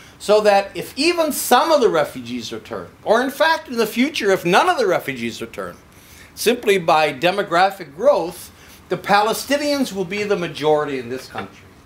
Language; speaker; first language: English; native; English